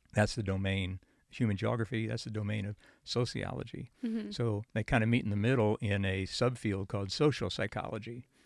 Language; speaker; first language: English; native; English